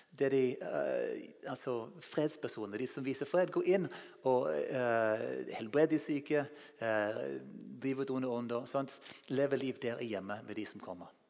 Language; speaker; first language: Norwegian; non-native, fluent; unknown